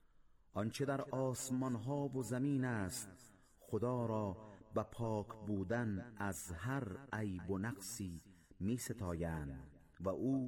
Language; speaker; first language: Persian; native; Persian